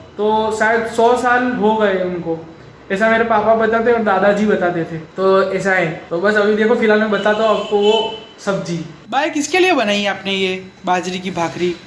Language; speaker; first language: Hindi; non-native, local second language; Marathi